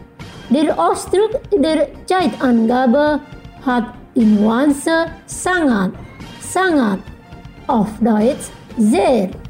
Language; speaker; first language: German; non-native, fluent; Indonesian